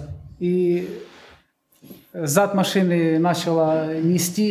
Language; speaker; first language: Polish; non-native, learner; Russian